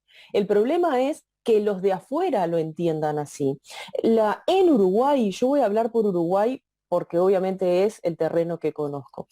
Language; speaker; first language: Spanish; native; Spanish